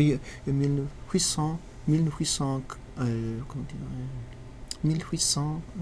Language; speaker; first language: French; non-native, learner; English